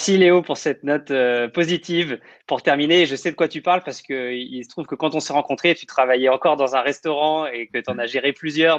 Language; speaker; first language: French; native; French